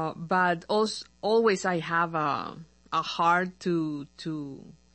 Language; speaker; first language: English; non-native, fluent; Spanish